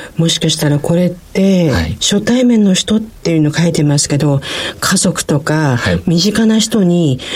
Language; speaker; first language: Japanese; native; Japanese